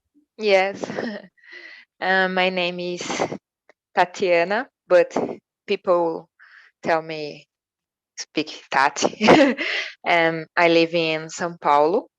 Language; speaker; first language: English; non-native, learner; Portuguese